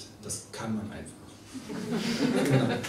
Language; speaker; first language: German; native; German